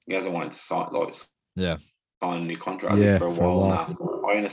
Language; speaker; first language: English; native; English